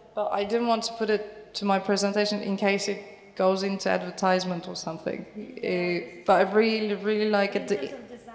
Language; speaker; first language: English; non-native, fluent; Turkish